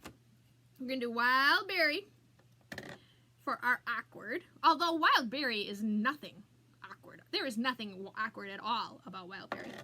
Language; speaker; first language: English; native; English